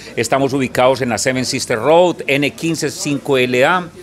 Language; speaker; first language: Spanish; native; Spanish